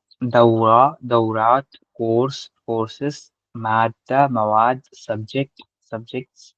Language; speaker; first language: Arabic; non-native, fluent; Urdu